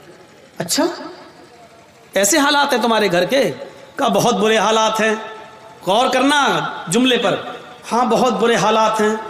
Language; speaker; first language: Urdu; native; Urdu